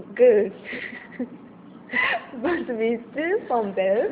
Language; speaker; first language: German; non-native, learner; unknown